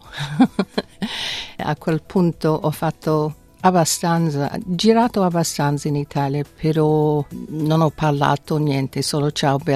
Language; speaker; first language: Italian; non-native, fluent; English